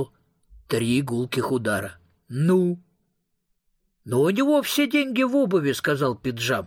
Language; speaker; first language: Russian; native; Russian